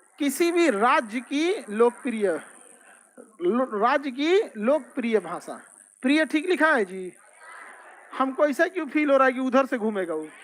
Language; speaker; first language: Hindi; native; Hindi